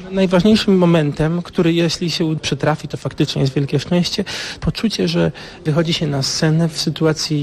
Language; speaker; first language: Polish; native; Polish